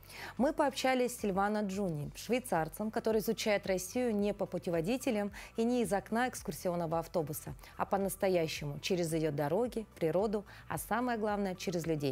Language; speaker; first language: Russian; native; Russian